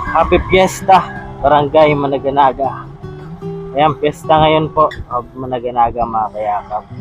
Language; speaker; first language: Filipino; non-native, local second language; Bikol